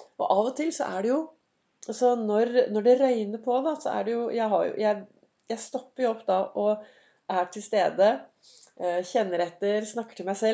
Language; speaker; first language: Norwegian; native; Norwegian